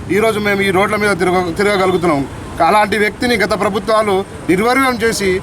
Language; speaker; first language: Telugu; non-native, local second language; Lambadi